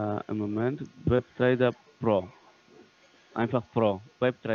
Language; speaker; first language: German; non-native, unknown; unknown